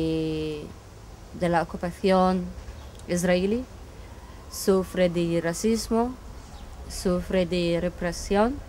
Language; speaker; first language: Spanish; non-native, fluent; Arabic